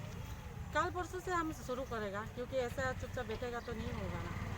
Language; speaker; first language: Hindi; non-native, local second language; Kok Borok